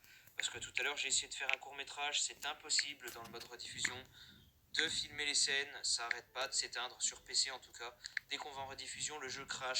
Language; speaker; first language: French; native; French